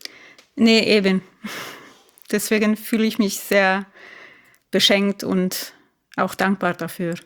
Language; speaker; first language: German; non-native, fluent; Italian